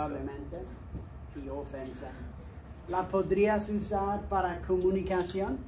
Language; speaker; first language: Spanish; non-native, fluent; English